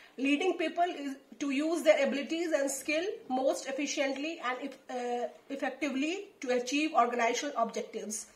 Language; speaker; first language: English; non-native, local second language; Hindi